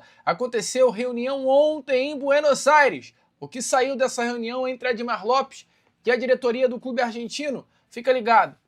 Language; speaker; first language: Portuguese; native; Portuguese